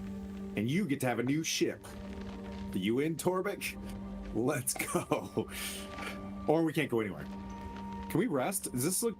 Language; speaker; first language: English; native; English